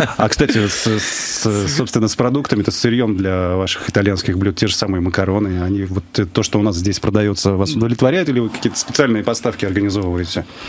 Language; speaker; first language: Russian; native; Russian